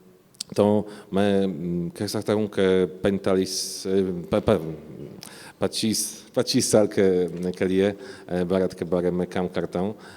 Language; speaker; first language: Hindi; non-native, learner; Polish